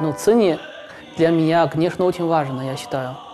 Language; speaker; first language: Russian; non-native, learner; Chinese